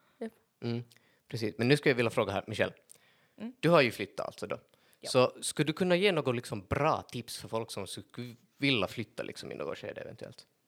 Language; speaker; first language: Swedish; native; Swedish